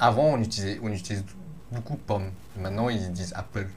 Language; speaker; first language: French; non-native, fluent; Lao